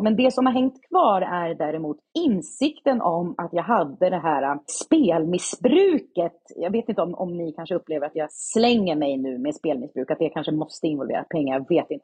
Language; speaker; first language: Swedish; native; Swedish